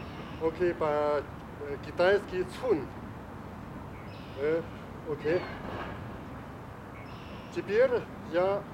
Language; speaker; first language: Russian; non-native, learner; Chinese